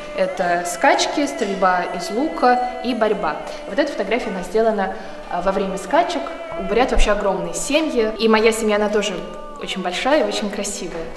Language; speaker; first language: Russian; native; Russian